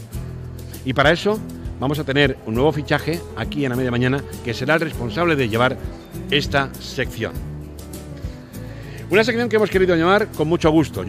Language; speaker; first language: Spanish; native; Spanish